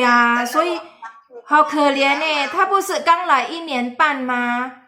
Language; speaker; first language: Chinese; non-native, fluent; Indonesian